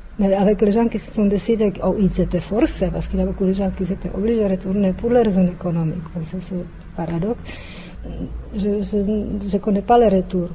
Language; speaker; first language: French; non-native, fluent; Czech